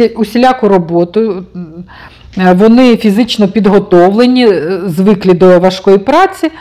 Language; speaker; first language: Ukrainian; non-native, local second language; Russian